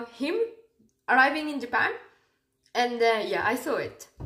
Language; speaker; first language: English; non-native, fluent; Japanese